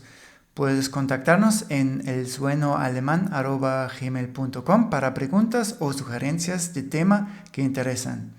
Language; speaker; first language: Spanish; non-native, fluent; German